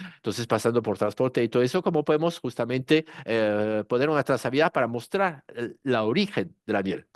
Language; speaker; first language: Spanish; non-native, fluent; French